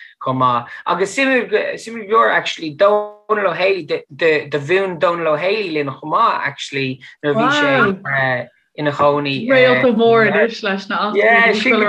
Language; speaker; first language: Irish; non-native, fluent; English